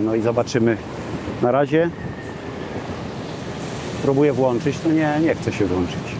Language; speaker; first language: Polish; native; Polish